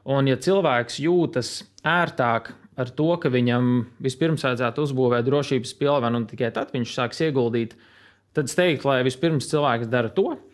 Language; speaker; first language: Latvian; native; Latvian